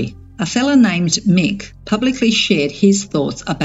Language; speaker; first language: English; native; English